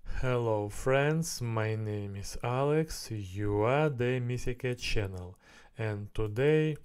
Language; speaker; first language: English; non-native, learner; Russian